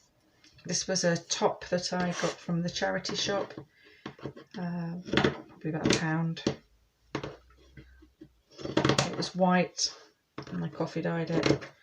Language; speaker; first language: English; native; English